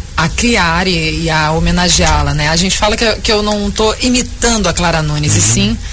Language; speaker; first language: Portuguese; native; Portuguese